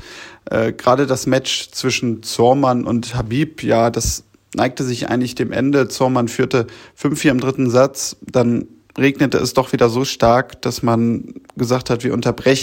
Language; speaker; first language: German; native; German